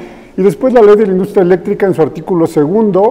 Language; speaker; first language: Spanish; native; Spanish